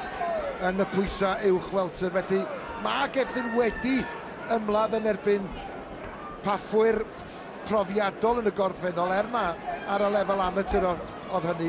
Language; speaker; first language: Welsh; native; Welsh